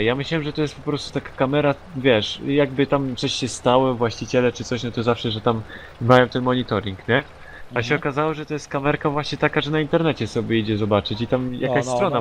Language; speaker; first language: Polish; native; Polish